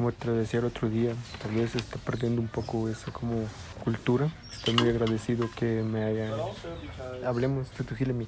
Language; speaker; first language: Spanish; non-native, local second language; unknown